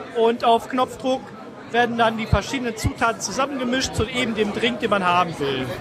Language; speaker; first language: German; native; German